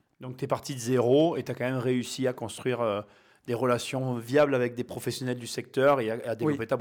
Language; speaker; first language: French; native; French